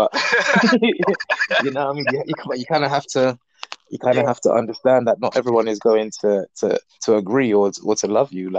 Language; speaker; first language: English; native; English